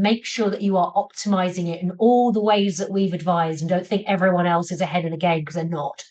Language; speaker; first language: English; native; English